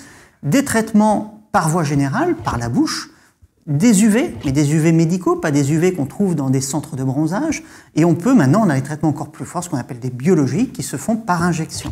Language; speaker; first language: French; native; French